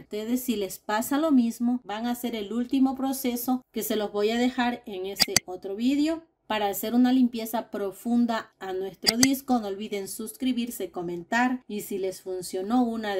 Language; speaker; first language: Spanish; native; Spanish